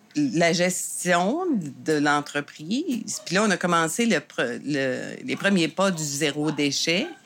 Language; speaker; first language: French; native; French